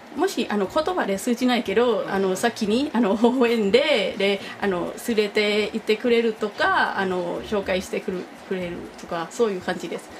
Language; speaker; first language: Japanese; non-native, fluent; Thai